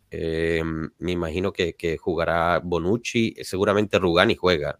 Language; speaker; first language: Spanish; native; Spanish